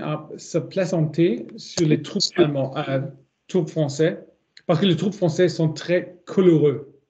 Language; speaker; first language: French; non-native, learner; German